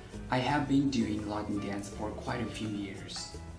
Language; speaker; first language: English; non-native, fluent; Chinese